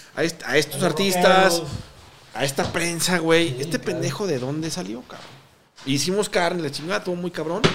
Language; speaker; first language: Spanish; native; Spanish